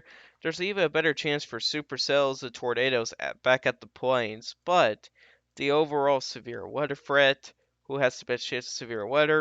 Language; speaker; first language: English; native; English